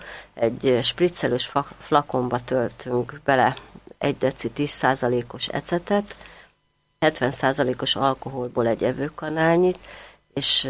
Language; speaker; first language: Hungarian; native; Hungarian